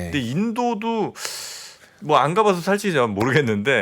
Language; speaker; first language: Korean; native; Korean